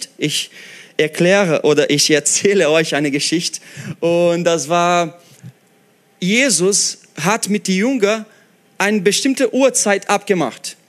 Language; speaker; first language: German; non-native, fluent; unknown